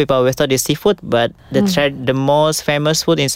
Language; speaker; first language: English; non-native, local second language; Malay